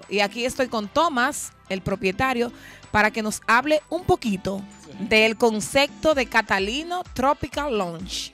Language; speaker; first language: Spanish; native; Spanish